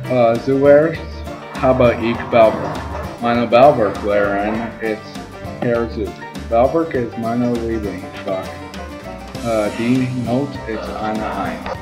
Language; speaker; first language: German; non-native, learner; English